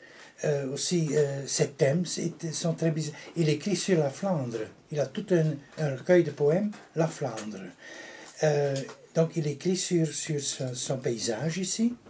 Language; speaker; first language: French; non-native, local second language; Dutch